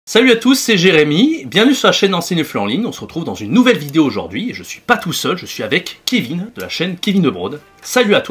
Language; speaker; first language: French; native; French